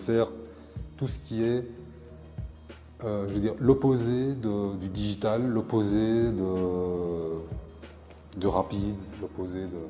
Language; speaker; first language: French; native; French